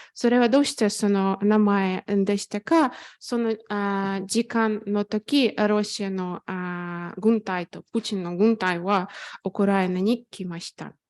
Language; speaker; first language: Japanese; non-native, fluent; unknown